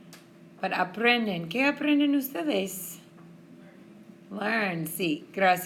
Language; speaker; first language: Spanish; non-native, fluent; English